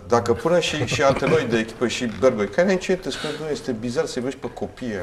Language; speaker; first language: Romanian; native; Romanian